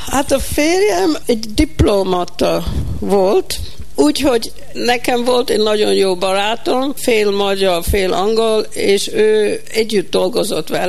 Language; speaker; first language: Hungarian; early bilingual, heritage; Hungarian